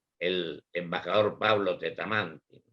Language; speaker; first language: Spanish; native; Spanish